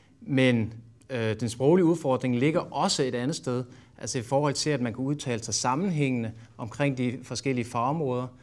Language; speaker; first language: Danish; native; Danish